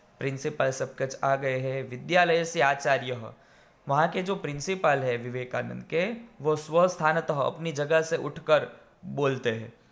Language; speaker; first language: Hindi; non-native, local second language; Gujarati